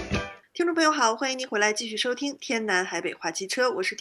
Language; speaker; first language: Chinese; native; Chinese